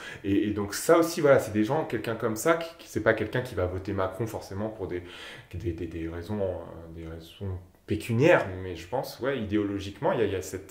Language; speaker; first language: French; native; French